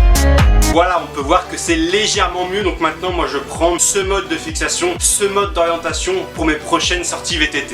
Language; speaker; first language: French; native; French